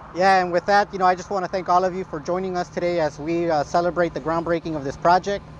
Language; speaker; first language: English; early bilingual, other home language; Spanish